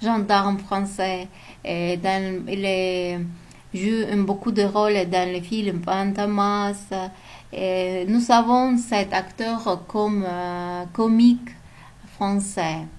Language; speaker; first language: French; non-native, learner; Uzbek